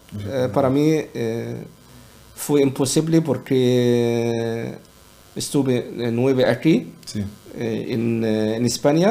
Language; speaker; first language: Spanish; non-native, learner; Arabic